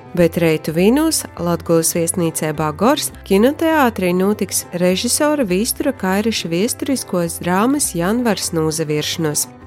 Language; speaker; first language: Latvian; native; Latvian